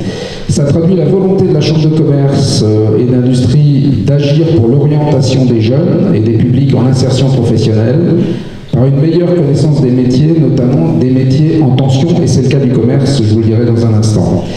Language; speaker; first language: French; native; French